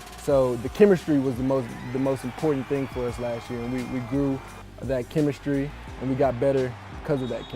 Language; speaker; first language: English; native; English